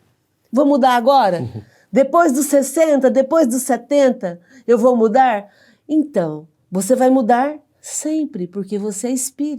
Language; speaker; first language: Portuguese; native; Portuguese